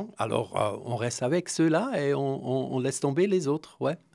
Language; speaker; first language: French; non-native, fluent; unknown